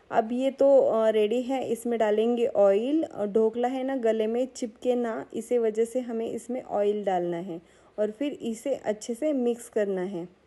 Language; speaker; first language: Hindi; non-native, local second language; Marathi